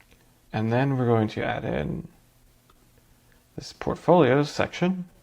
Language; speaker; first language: English; native; English